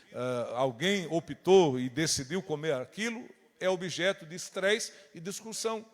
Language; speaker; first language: Portuguese; native; Portuguese